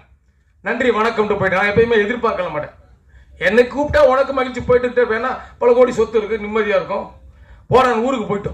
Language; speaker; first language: Tamil; native; Tamil